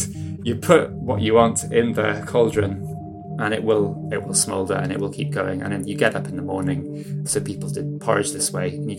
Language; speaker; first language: English; non-native, local second language; Welsh